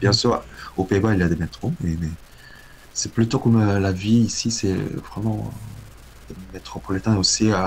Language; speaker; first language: French; non-native, learner; Korean